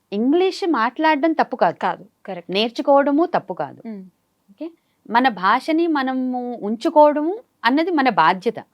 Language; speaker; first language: Telugu; native; Telugu